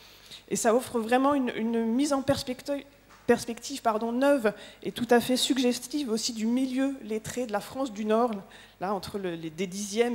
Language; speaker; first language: French; native; French